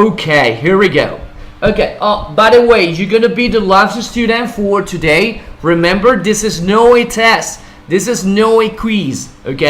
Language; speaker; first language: English; non-native, fluent; Spanish